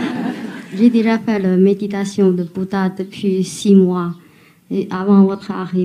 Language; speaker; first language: French; non-native, learner; Chinese